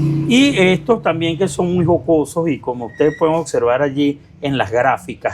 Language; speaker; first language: Spanish; native; Spanish